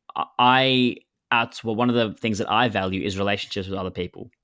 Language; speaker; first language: English; native; English